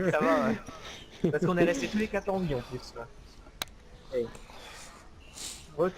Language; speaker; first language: French; native; French